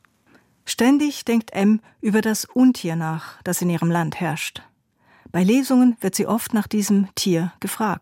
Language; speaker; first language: German; native; German